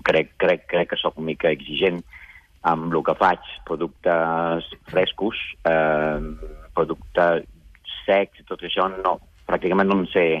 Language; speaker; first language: Catalan; non-native, fluent; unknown